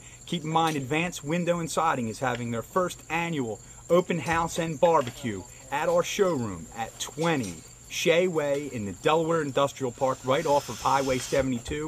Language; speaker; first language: English; native; English